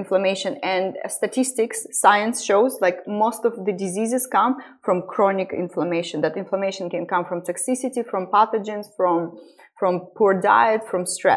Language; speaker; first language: English; non-native, fluent; Estonian